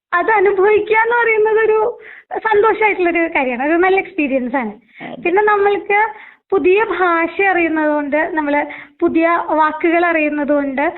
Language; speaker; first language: Malayalam; non-native, local second language; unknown